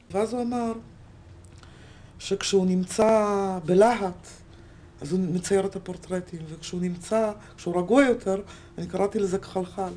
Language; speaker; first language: Hebrew; native; Hebrew